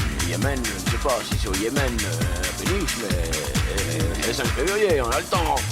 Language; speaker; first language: French; native; French